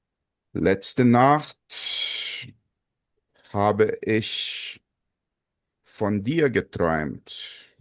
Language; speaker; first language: German; non-native, fluent; Portuguese